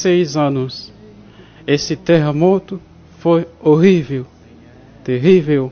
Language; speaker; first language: Portuguese; non-native, fluent; Haitian Creole